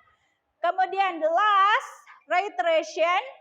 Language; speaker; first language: English; non-native, learner; Indonesian